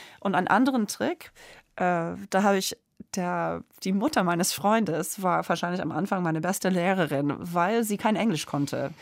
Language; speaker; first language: German; non-native, fluent; English